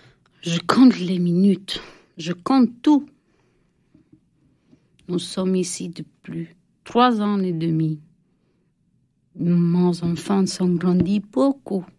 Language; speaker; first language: French; non-native, learner; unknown